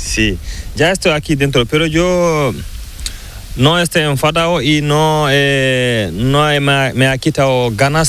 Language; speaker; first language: Spanish; non-native, learner; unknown